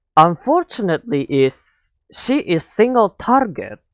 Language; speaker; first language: English; non-native, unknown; Indonesian